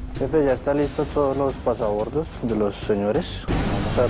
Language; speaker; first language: Spanish; native; Spanish